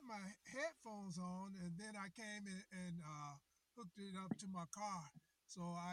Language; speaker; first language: English; native; English